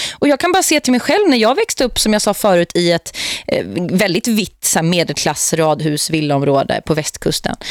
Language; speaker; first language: Swedish; native; Swedish